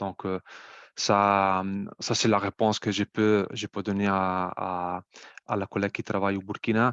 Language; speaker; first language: French; non-native, fluent; Italian